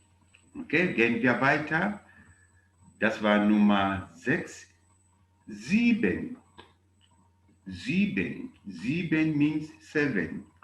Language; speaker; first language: German; non-native, learner; Bemba